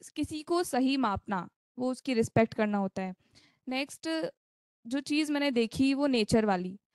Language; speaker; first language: Hindi; native; Hindi